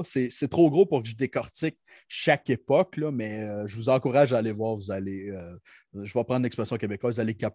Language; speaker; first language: French; native; French